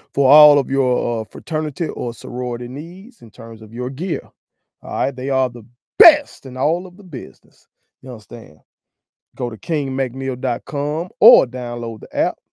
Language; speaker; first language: English; native; English